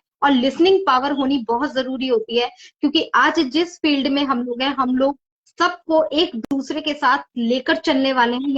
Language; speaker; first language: Hindi; native; Hindi